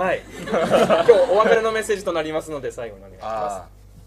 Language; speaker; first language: Japanese; native; Japanese